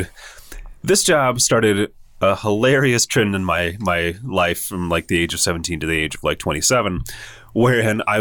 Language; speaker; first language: English; native; English